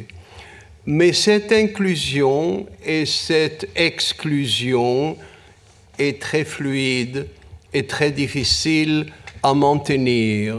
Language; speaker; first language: French; non-native, fluent; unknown